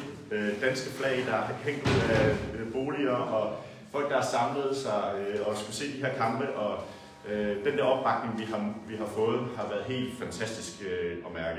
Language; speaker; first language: Danish; native; Danish